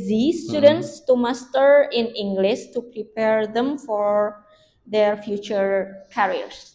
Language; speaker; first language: English; non-native, learner; Indonesian